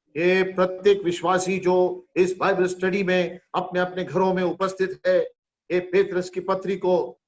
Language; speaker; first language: Hindi; non-native, local second language; Marathi